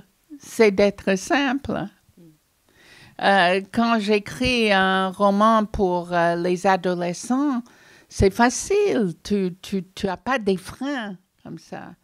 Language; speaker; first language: French; non-native, fluent; English